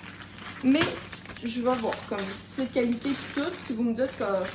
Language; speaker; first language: French; native; French